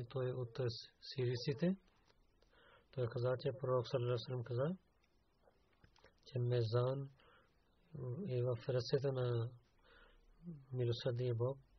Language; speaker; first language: Bulgarian; non-native, learner; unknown